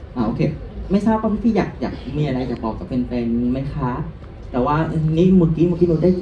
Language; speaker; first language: Thai; non-native, fluent; Vietnamese